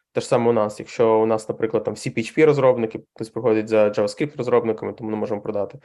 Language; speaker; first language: Ukrainian; non-native, local second language; Russian